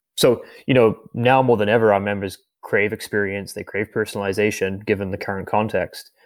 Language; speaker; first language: English; native; English